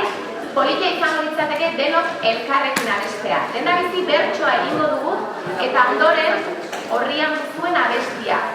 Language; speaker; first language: Basque; native; Basque